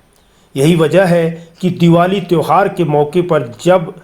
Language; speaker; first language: Hindi; native; Hindi